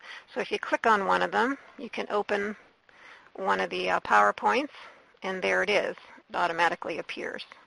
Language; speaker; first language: English; native; English